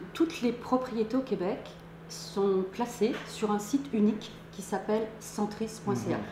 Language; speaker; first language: French; native; French